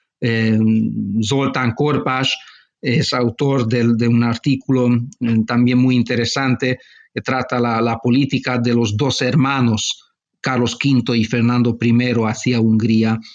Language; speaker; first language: Spanish; non-native, fluent; Hungarian